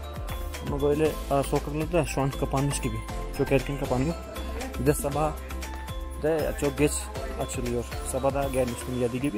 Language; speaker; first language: Turkish; non-native, fluent; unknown